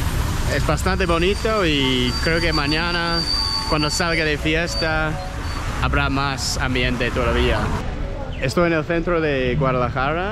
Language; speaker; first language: Spanish; non-native, fluent; English